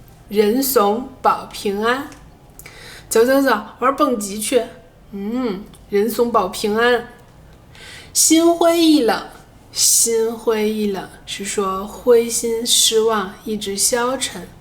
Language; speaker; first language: Chinese; native; Chinese